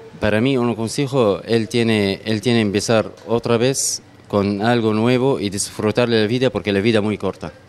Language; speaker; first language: Spanish; non-native, learner; Arabic